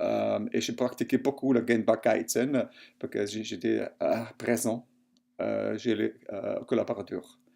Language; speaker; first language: French; non-native, fluent; German